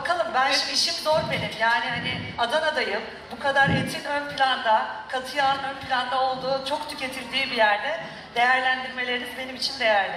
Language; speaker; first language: Turkish; native; Turkish